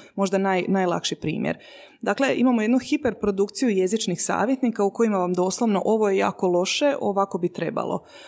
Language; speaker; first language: Croatian; native; Croatian